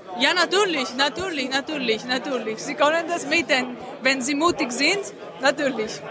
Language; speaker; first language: German; non-native, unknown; Greek